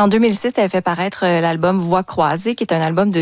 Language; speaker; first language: French; native; French